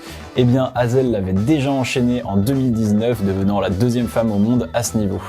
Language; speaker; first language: French; native; French